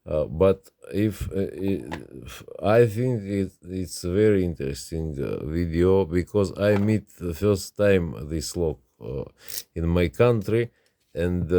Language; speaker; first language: English; non-native, learner; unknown